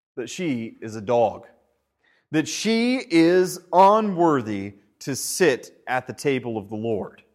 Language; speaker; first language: English; native; English